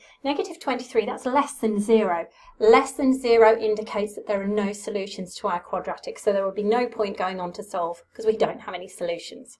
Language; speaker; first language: English; native; English